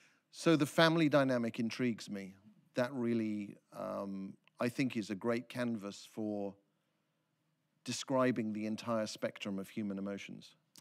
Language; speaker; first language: English; native; English